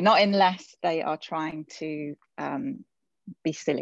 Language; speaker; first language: English; native; English